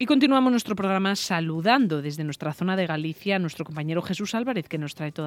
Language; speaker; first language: Spanish; native; Spanish